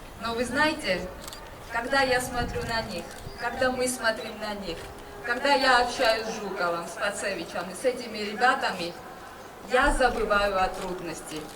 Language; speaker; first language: Russian; non-native, fluent; Georgian